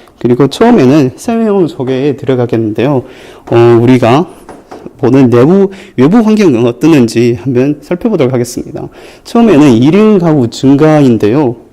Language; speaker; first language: Korean; non-native, fluent; Chinese